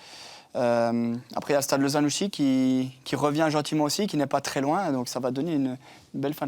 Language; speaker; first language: French; native; French